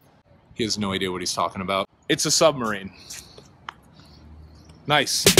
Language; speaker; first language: English; native; English